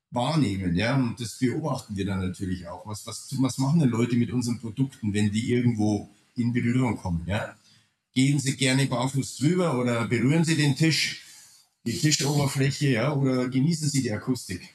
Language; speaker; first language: German; non-native, fluent; Danish